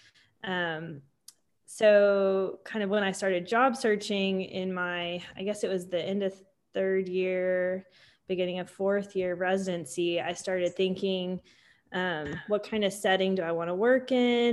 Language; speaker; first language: English; native; English